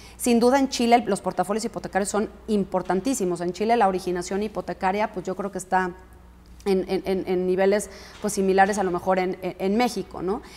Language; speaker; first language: Spanish; native; Spanish